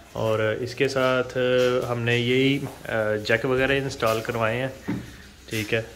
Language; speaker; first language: Urdu; non-native, local second language; Punjabi